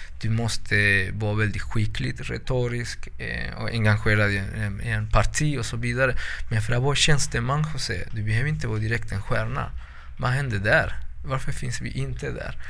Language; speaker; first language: Swedish; non-native, fluent; Spanish